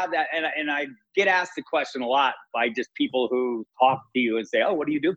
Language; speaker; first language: English; native; English